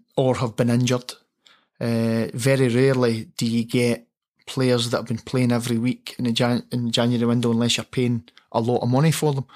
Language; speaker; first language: English; native; English